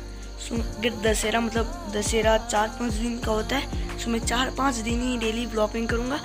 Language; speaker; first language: Hindi; non-native, local second language; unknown